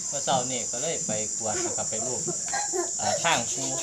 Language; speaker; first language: Thai; native; Thai